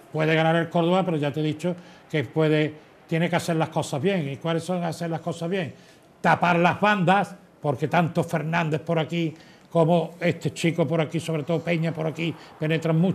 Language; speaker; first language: Spanish; native; Spanish